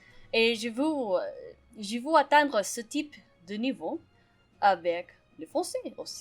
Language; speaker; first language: French; non-native, fluent; Spanish